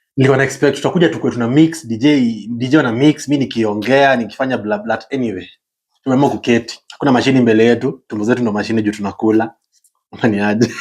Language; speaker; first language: Swahili; native; Swahili